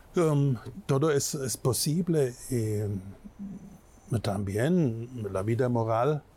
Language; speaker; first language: Spanish; non-native, fluent; German